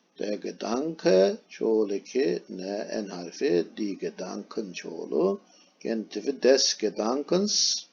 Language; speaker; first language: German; non-native, fluent; Turkish